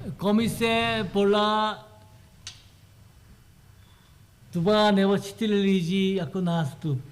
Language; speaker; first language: Czech; non-native, learner; Korean